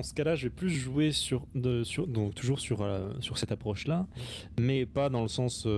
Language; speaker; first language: French; native; French